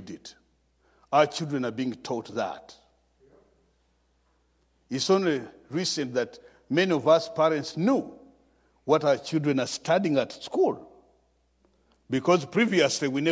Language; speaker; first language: English; non-native, local second language; Ganda